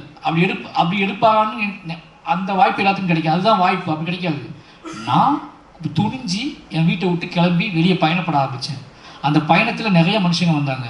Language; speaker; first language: Tamil; native; Tamil